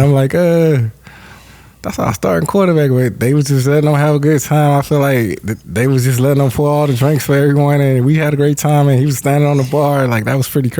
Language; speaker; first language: English; native; English